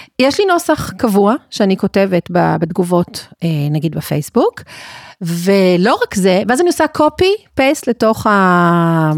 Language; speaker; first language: Hebrew; native; Hebrew